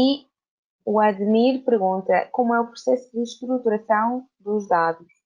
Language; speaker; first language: Portuguese; native; Portuguese